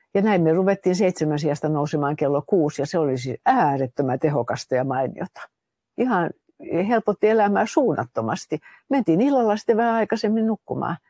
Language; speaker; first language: Finnish; native; Finnish